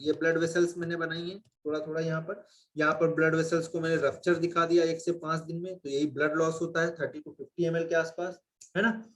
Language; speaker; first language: Hindi; native; Hindi